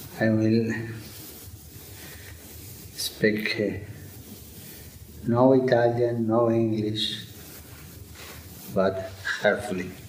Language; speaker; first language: English; non-native, learner; Italian